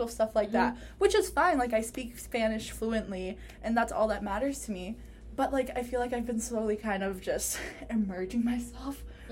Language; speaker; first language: English; early bilingual, other home language; Spanish